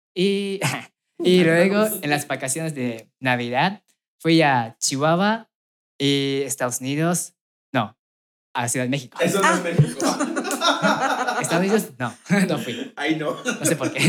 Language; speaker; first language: Spanish; non-native, fluent; Japanese